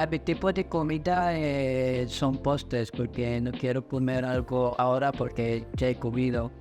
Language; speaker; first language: Spanish; non-native, learner; Filipino